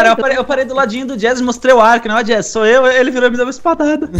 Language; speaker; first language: Portuguese; native; Portuguese